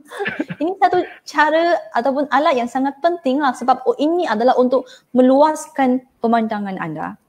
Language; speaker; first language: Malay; non-native, fluent; Chinese